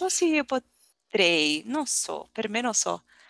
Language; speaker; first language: Italian; non-native, learner; Portuguese